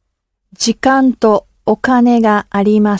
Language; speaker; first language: Japanese; non-native, learner; English